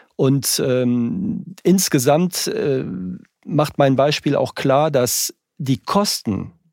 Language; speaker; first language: German; non-native, fluent; French